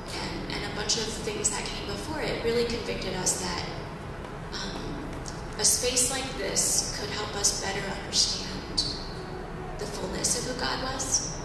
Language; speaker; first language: English; native; English